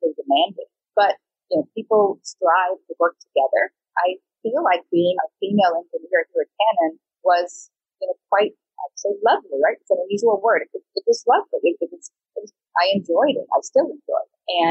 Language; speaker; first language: English; native; English